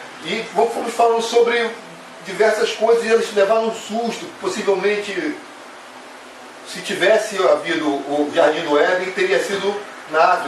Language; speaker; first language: Portuguese; native; Portuguese